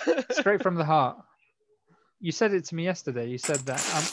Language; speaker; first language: English; native; English